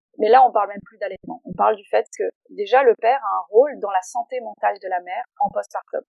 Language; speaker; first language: French; native; French